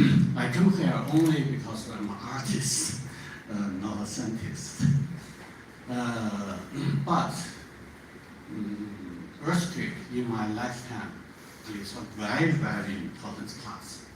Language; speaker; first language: English; non-native, learner; Chinese